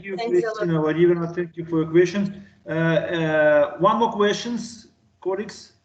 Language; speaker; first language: English; non-native, learner; Russian